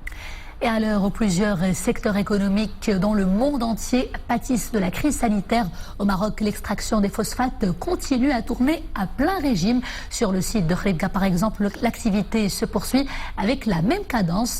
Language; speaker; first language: French; non-native, local second language; Arabic